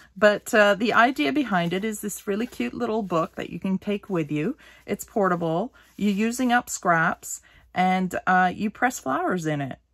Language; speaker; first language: English; native; English